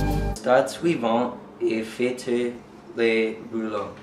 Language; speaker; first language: French; non-native, learner; English